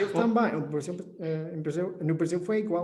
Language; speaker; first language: Portuguese; non-native, fluent; English